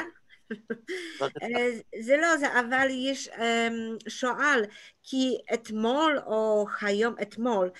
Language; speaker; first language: Hebrew; non-native, learner; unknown